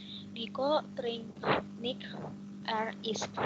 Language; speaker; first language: German; non-native, learner; Indonesian